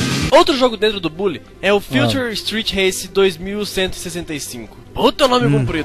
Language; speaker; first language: Portuguese; native; Portuguese